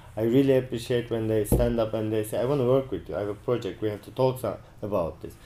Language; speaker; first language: English; non-native, fluent; Turkish